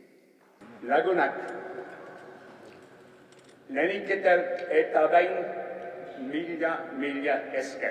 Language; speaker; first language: Basque; non-native, learner; English